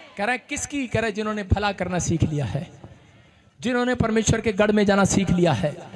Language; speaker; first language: Hindi; native; Hindi